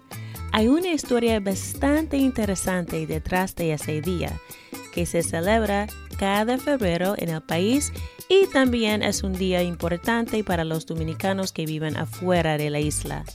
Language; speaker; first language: Spanish; non-native, fluent; English